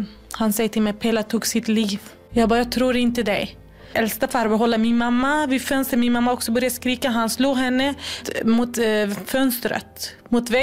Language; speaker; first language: Swedish; non-native, fluent; Kurdish